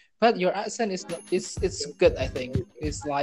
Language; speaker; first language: English; non-native, learner; Indonesian